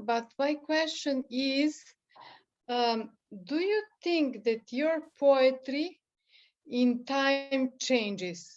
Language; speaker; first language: English; non-native, fluent; Serbian